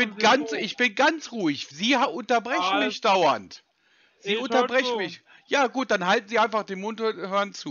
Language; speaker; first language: German; native; German